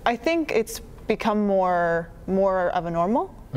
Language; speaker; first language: English; native; English